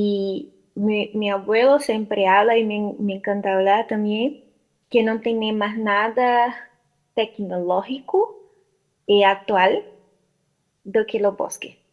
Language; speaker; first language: Spanish; non-native, learner; Portuguese